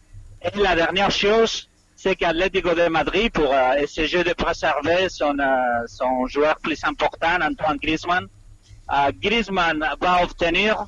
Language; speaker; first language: French; non-native, fluent; Spanish